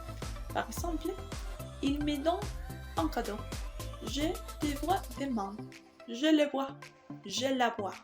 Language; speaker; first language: French; non-native, learner; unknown